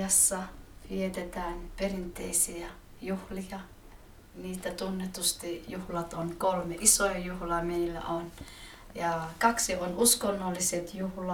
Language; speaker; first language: Finnish; early bilingual, other home language; Somali